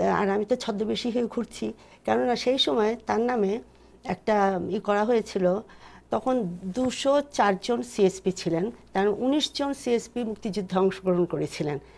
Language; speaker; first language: Bangla; native; Bangla